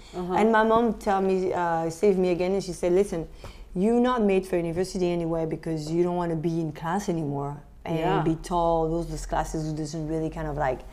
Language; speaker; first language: English; non-native, fluent; French